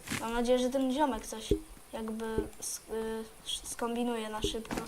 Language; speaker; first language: Polish; native; Polish